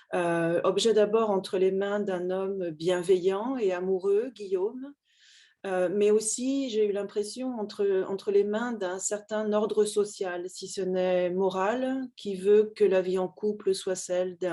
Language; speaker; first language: French; native; French